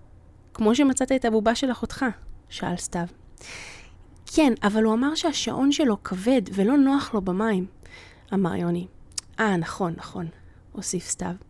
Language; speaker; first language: Hebrew; native; Hebrew